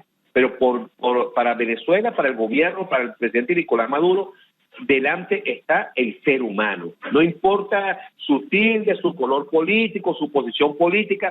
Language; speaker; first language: Spanish; native; Spanish